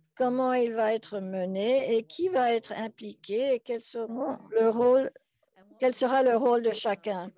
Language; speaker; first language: French; non-native, fluent; English